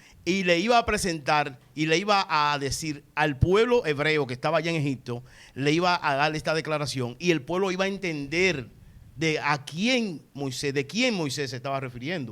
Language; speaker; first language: Spanish; native; Spanish